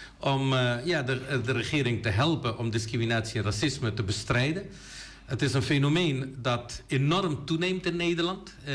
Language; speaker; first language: Dutch; native; Dutch